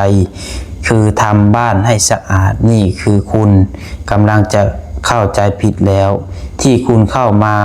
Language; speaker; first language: Thai; non-native, local second language; Lao